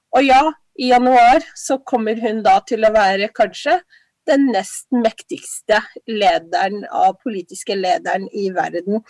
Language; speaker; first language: Norwegian; early bilingual, other home language; Somali